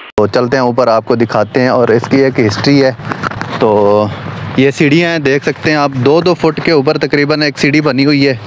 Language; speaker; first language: Urdu; non-native, local second language; Punjabi